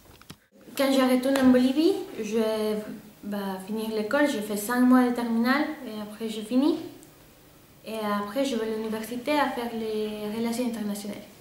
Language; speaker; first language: French; non-native, fluent; Spanish